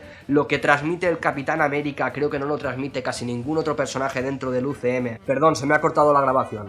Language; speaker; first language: Spanish; native; Spanish